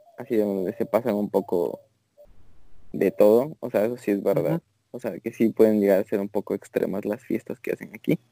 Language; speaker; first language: Spanish; native; Spanish